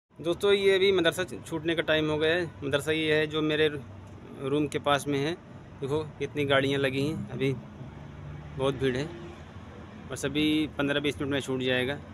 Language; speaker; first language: Hindi; native; Hindi